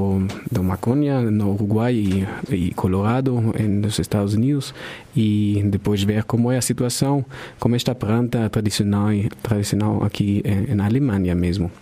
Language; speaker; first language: Portuguese; non-native, fluent; German